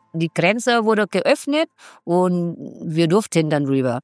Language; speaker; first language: German; non-native, fluent; Vietnamese